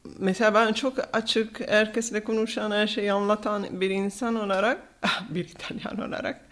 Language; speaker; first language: Turkish; non-native, fluent; Italian